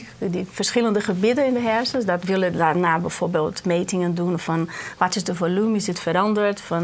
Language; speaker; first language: Dutch; non-native, fluent; Portuguese